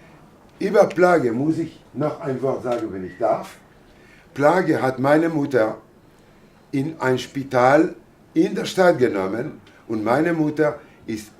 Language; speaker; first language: German; non-native, fluent; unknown